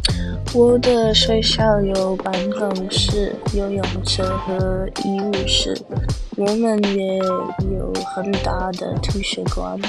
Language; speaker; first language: Chinese; non-native, learner; English